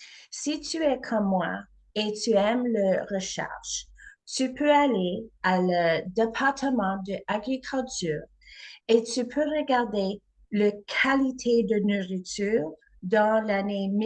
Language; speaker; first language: French; non-native, learner; English